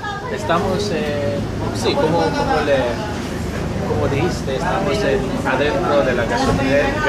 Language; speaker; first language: Spanish; non-native, learner; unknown